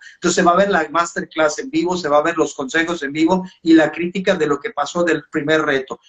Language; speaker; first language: Spanish; native; Spanish